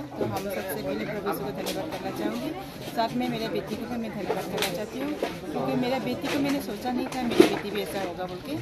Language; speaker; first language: Hindi; non-native, local second language; Garo